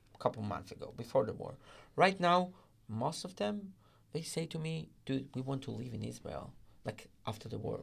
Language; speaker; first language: English; non-native, learner; Hebrew